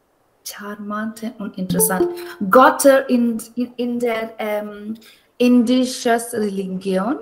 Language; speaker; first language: German; non-native, learner; Hindi